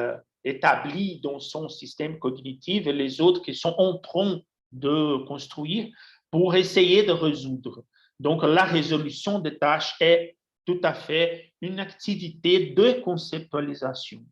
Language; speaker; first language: French; non-native, fluent; Portuguese